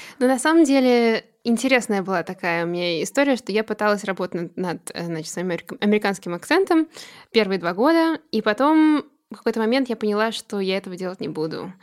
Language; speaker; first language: Russian; native; Russian